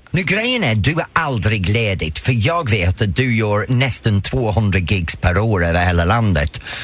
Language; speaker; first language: Swedish; non-native, fluent; English